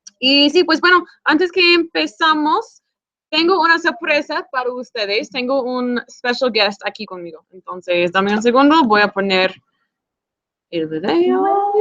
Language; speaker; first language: Spanish; non-native, fluent; English